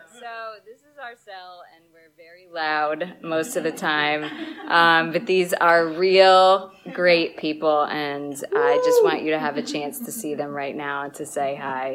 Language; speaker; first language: English; native; English